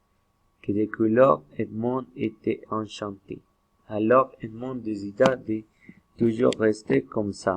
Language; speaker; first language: French; non-native, learner; Spanish